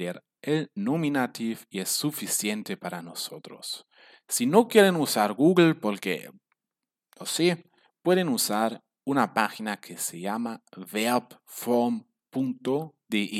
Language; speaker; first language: Spanish; non-native, fluent; German